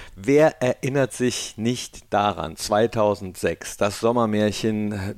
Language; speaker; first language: German; native; German